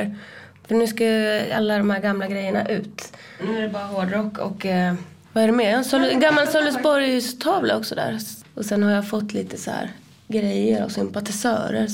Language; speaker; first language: Swedish; native; Swedish